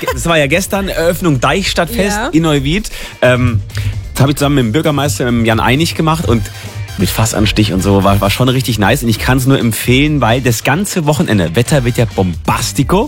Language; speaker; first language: German; native; German